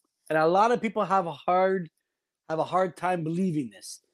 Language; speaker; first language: English; early bilingual, other home language; Italian